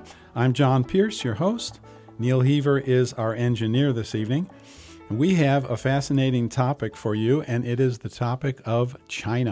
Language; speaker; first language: English; native; English